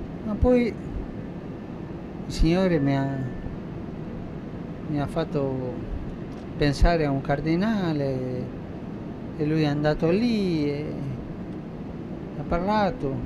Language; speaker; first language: Italian; non-native, fluent; Spanish